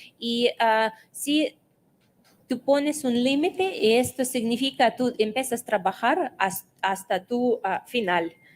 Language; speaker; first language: Spanish; non-native, fluent; Russian